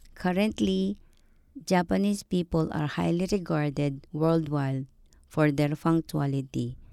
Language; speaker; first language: English; non-native, local second language; Filipino